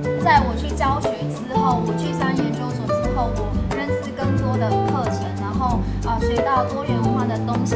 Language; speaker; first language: Chinese; non-native, fluent; Vietnamese